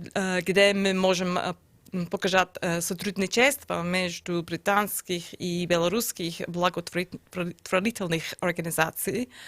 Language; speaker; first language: Russian; non-native, learner; English